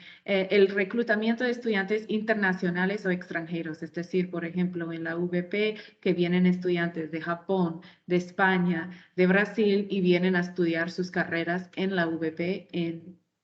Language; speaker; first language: Spanish; non-native, fluent; English